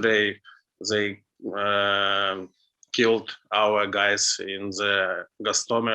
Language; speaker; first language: English; non-native, learner; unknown